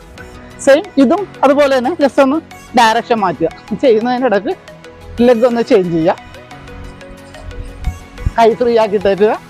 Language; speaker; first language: Malayalam; native; Malayalam